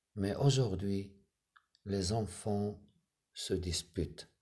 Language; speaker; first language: French; non-native, local second language; Arabic